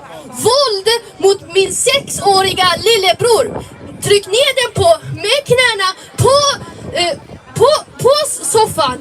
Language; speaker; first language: Swedish; early bilingual, other home language; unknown